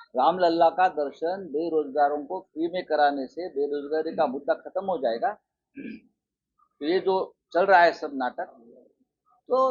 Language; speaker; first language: Hindi; non-native, local second language; Marathi